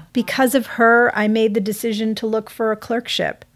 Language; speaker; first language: English; native; English